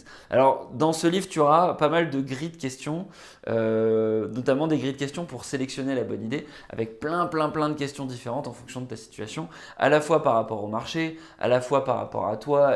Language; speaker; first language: French; native; French